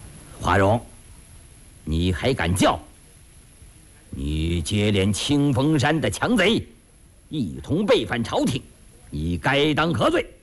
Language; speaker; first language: Chinese; native; Chinese